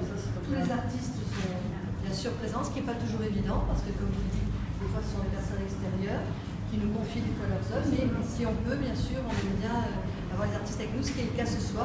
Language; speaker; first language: French; native; French